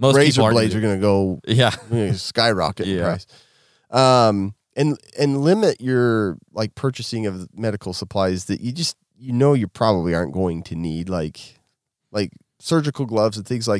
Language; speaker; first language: English; native; English